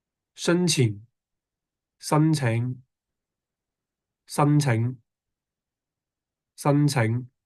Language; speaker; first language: Chinese; native; Chinese